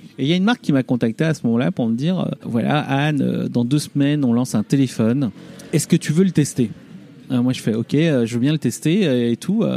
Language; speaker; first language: French; early bilingual, other home language; Vietnamese